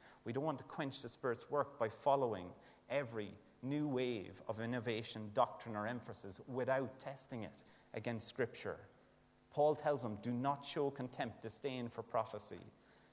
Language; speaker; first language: English; native; English